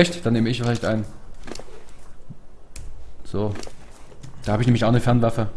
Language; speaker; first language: German; native; German